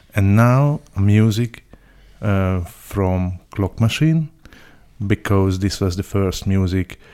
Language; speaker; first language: English; non-native, learner; Hungarian